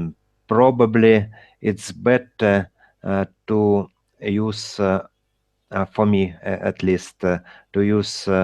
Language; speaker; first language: English; non-native, learner; Russian